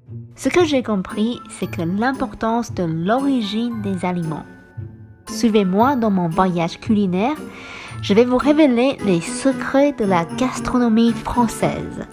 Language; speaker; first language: French; non-native, fluent; Chinese